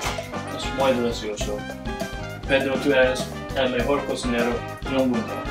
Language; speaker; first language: Spanish; non-native, learner; English